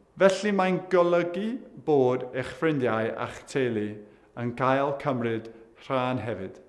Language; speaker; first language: Welsh; non-native, local second language; English